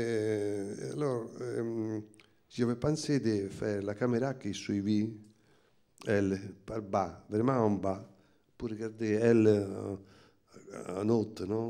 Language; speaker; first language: French; non-native, fluent; Italian